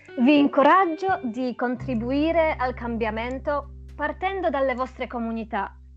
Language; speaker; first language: Italian; non-native, fluent; Polish